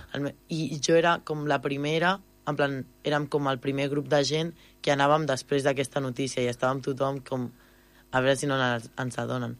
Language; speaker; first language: Catalan; native; Catalan